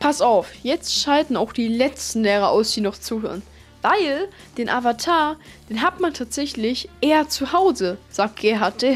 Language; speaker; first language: German; native; German